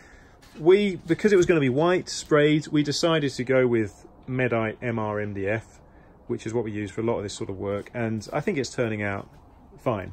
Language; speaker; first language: English; native; English